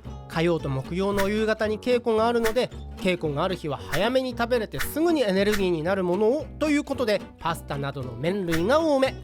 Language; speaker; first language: Japanese; native; Japanese